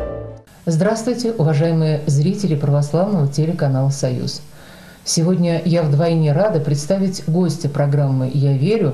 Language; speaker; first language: Russian; native; Russian